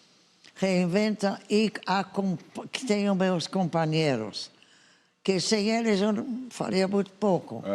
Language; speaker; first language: Portuguese; non-native, fluent; English